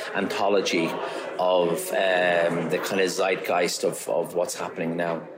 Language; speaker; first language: English; native; English